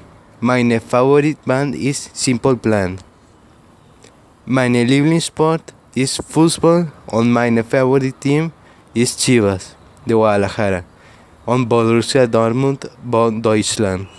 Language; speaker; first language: German; non-native, learner; Spanish